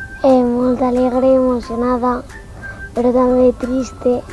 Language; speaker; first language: Catalan; non-native, local second language; Spanish